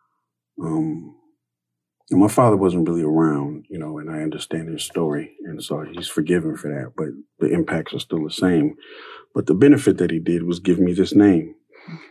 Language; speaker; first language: English; native; English